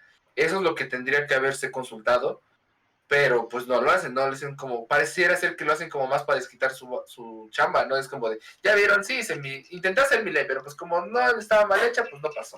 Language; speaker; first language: Spanish; native; Spanish